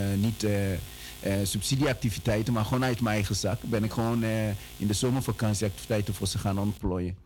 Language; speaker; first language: Dutch; early bilingual, other home language; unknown